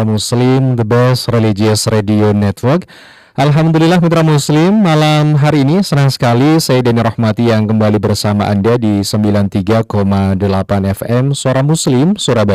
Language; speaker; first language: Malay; non-native, local second language; Javanese